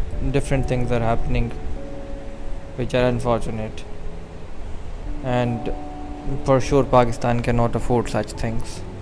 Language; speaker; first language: English; non-native, local second language; Urdu